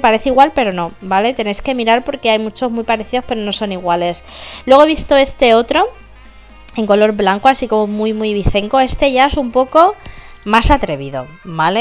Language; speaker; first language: Spanish; native; Spanish